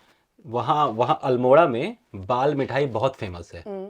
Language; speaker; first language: Hindi; native; Hindi